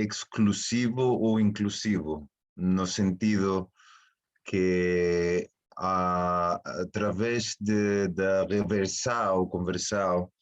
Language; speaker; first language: Portuguese; non-native, fluent; Spanish